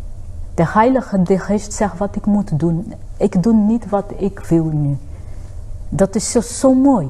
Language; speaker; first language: Dutch; non-native, fluent; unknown